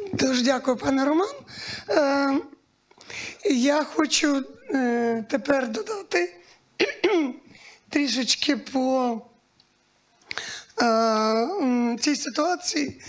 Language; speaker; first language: Ukrainian; native; Ukrainian